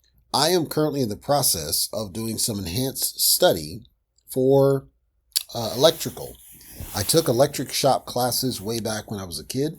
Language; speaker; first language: English; native; English